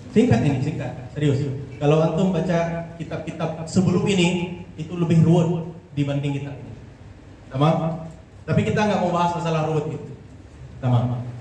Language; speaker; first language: Indonesian; non-native, local second language; Achinese